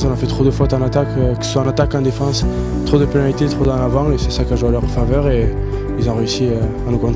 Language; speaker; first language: French; native; French